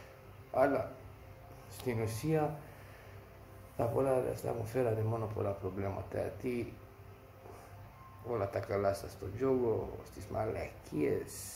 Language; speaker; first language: Greek; non-native, fluent; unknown